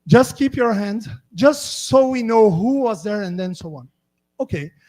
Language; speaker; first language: English; non-native, fluent; Portuguese